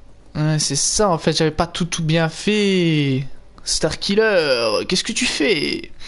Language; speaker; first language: French; native; French